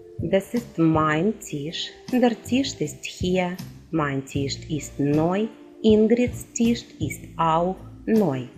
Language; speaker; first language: German; non-native, fluent; Ukrainian